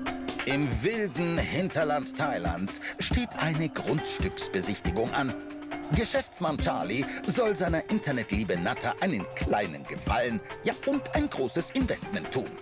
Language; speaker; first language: German; native; German